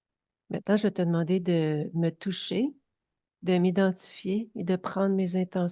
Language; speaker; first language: French; native; French